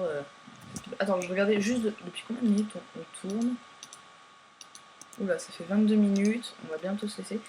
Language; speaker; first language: French; native; French